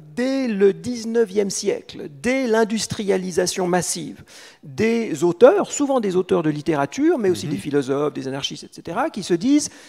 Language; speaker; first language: French; native; French